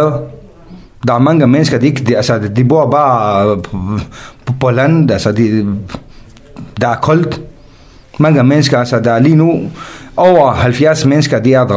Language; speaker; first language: Danish; non-native, fluent; Kurdish